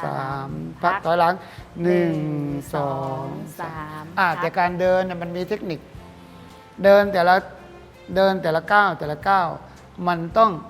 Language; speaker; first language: Thai; native; Thai